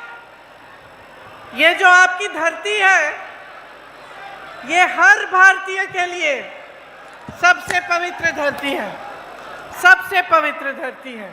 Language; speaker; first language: Hindi; native; Hindi